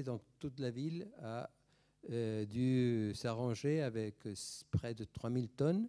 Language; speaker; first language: French; non-native, fluent; Spanish